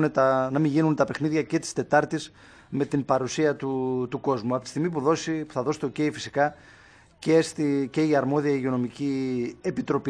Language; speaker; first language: Greek; native; Greek